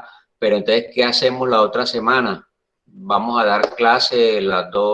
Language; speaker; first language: Spanish; native; Spanish